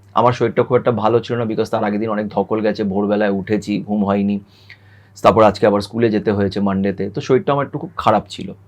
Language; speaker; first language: Bangla; native; Bangla